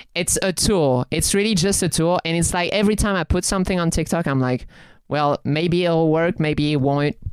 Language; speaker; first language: English; non-native, fluent; French